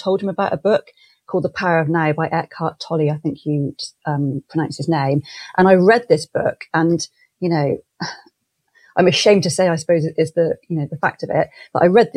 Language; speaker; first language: English; native; English